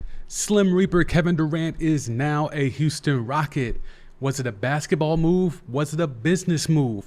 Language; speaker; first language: English; native; English